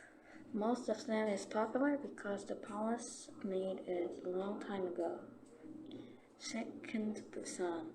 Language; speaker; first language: English; non-native, learner; Korean